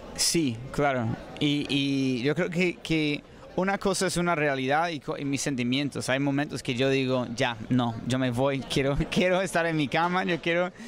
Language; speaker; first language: Spanish; non-native, fluent; English